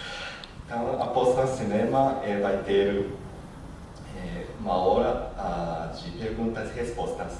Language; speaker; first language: Portuguese; non-native, learner; Japanese